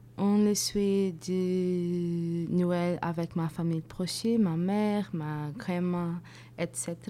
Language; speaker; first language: French; non-native, learner; Portuguese